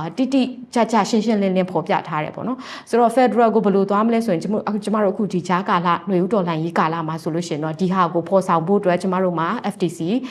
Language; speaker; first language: Burmese; non-native, local second language; Tedim Chin